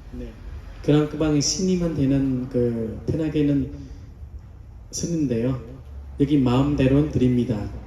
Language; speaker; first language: Korean; non-native, learner; Vietnamese